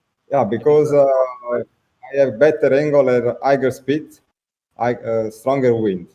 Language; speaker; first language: English; non-native, learner; Italian